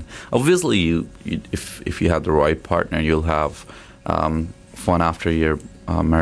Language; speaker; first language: English; non-native, local second language; Punjabi